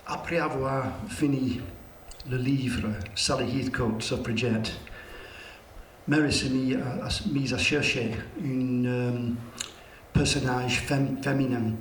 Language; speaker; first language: French; non-native, learner; English